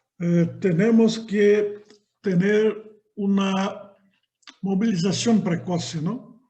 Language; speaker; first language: Spanish; non-native, fluent; Portuguese